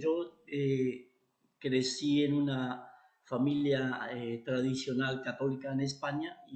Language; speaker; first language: Spanish; native; Spanish